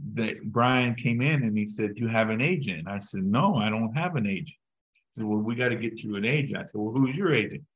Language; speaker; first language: English; native; English